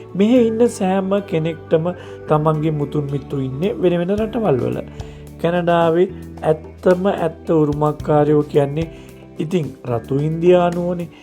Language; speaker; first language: Sinhala; native; Sinhala